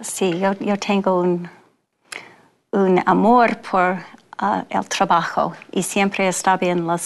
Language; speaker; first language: Spanish; non-native, learner; English